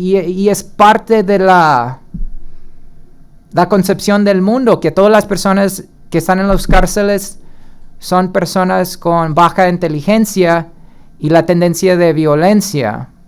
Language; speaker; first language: Spanish; early bilingual, heritage; Spanish